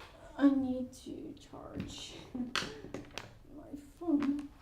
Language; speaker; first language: English; non-native, fluent; Chinese